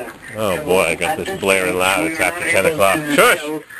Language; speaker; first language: English; native; English